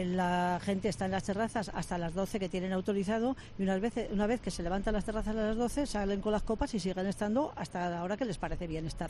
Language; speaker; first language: Spanish; native; Spanish